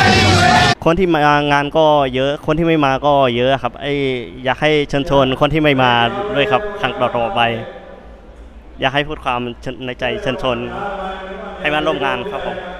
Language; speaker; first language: Thai; non-native, fluent; Burmese